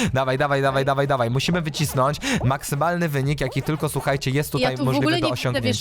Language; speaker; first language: Polish; native; Polish